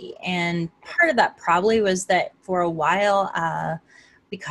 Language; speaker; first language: English; native; English